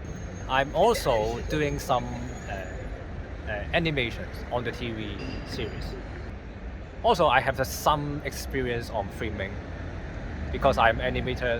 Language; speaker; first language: English; non-native, learner; Cantonese